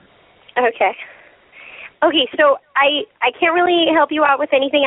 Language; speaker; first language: English; native; English